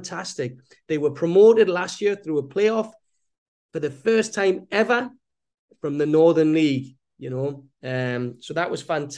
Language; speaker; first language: English; native; English